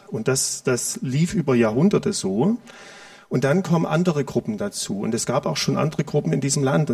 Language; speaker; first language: German; native; German